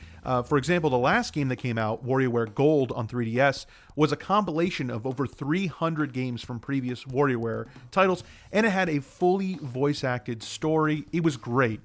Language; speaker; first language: English; native; English